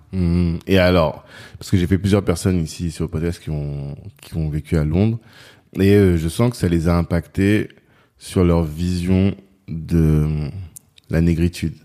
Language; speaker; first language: French; native; French